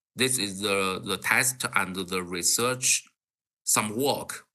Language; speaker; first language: English; non-native, learner; Chinese